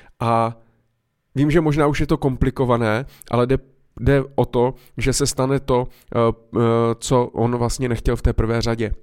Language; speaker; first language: Czech; native; Czech